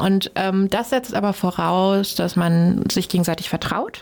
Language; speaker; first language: German; native; German